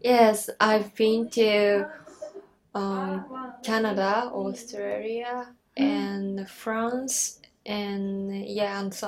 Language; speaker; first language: English; non-native, learner; Japanese